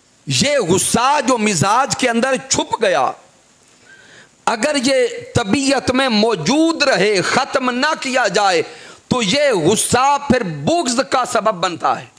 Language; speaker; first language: Urdu; native; Urdu